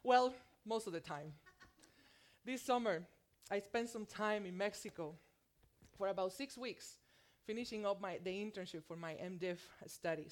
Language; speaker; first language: English; non-native, fluent; Spanish